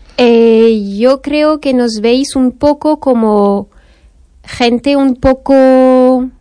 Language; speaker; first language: Spanish; non-native, fluent; French